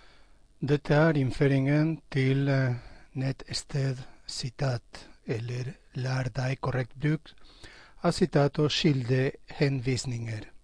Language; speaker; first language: Norwegian; non-native, fluent; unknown